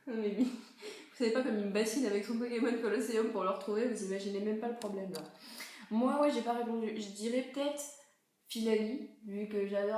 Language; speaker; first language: French; native; French